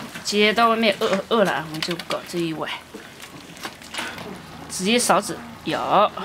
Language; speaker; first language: Chinese; native; Chinese